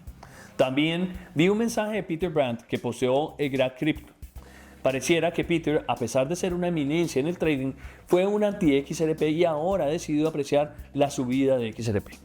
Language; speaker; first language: Spanish; native; Spanish